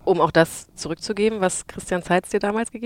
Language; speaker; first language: German; native; German